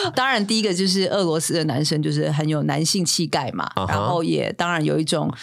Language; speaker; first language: Chinese; non-native, local second language; Min Nan Chinese